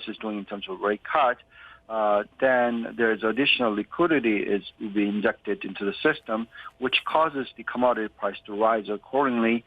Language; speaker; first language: English; non-native, fluent; Korean